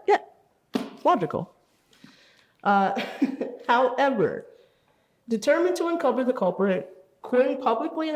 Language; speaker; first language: English; native; English